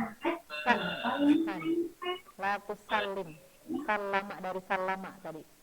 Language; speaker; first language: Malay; non-native, local second language; Sundanese